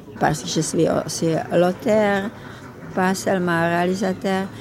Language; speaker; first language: French; non-native, learner; Czech